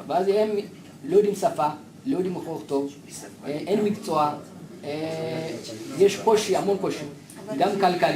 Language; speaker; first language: Hebrew; non-native, fluent; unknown